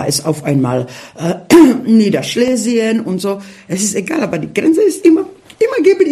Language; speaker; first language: German; non-native, fluent; Czech